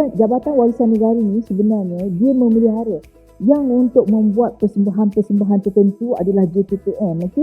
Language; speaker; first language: Malay; native; Malay